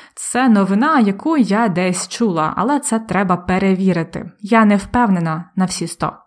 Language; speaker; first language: Ukrainian; native; Ukrainian